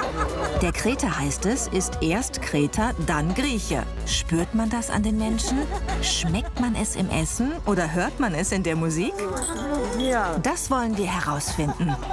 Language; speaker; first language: German; native; German